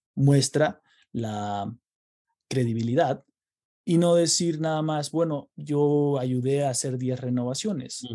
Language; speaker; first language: Spanish; native; Spanish